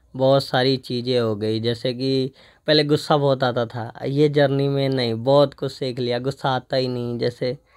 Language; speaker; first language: Hindi; native; Hindi